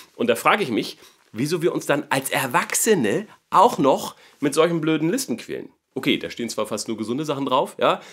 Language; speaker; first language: German; native; German